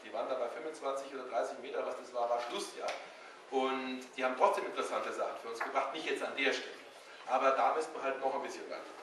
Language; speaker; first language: German; native; German